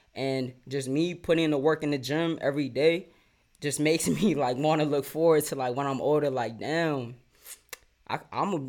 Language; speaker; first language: English; native; English